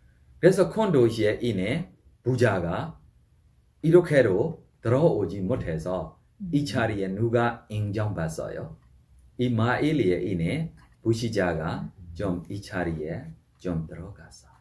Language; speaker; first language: Korean; non-native, fluent; Burmese